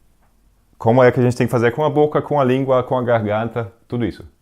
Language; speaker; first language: Portuguese; non-native, fluent; Danish